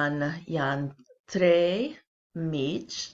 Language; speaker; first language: Albanian; non-native, learner; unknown